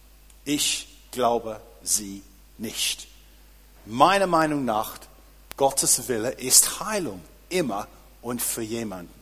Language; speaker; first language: German; non-native, fluent; English